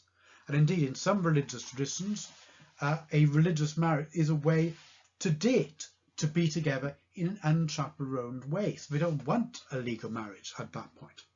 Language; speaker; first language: English; native; English